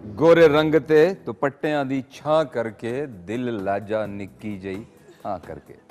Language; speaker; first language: Urdu; non-native, local second language; Pashto